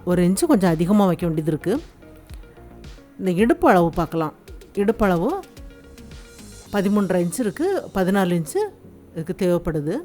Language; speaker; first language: Tamil; native; Tamil